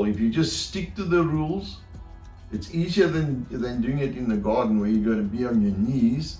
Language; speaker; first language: English; native; English